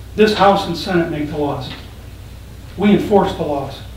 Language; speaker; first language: English; native; English